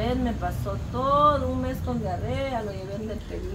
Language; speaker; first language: Spanish; native; Spanish